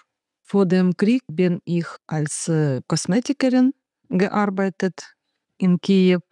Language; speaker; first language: German; non-native, learner; Ukrainian